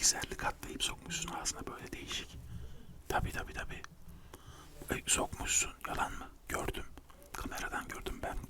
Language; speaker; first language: Turkish; native; Turkish